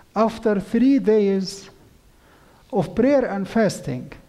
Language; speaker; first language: English; non-native, fluent; Arabic